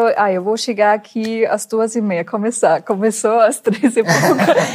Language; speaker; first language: Portuguese; non-native, fluent; German